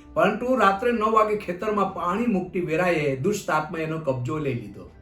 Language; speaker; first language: Gujarati; non-native, local second language; Gamit